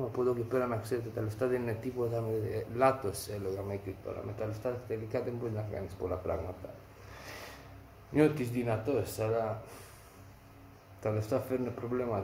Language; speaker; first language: Greek; non-native, fluent; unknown